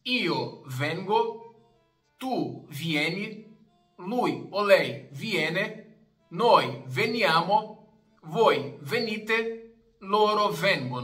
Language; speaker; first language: Italian; non-native, fluent; Portuguese